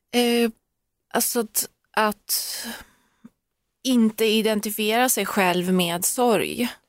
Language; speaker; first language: Swedish; early bilingual, other home language; Persian